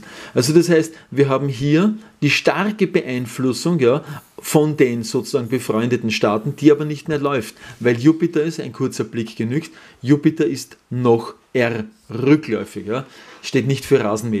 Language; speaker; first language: German; native; German